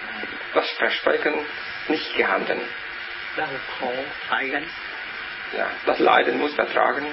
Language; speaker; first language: German; non-native, learner; Vietnamese